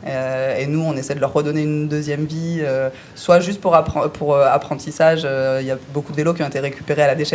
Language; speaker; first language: French; native; French